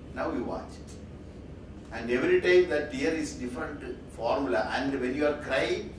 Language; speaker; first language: English; non-native, local second language; Malayalam